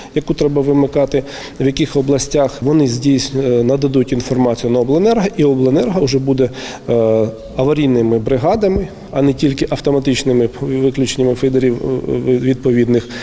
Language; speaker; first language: Ukrainian; native; Ukrainian